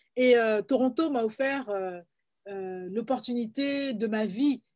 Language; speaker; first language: French; native; French